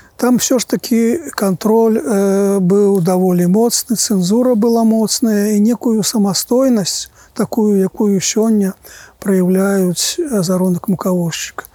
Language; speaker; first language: Belarusian; native; Belarusian